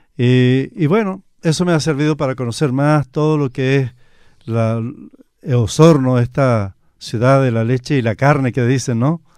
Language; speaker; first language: Spanish; native; Spanish